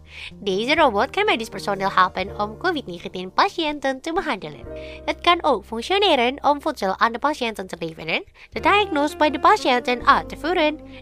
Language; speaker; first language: Dutch; non-native, learner; Indonesian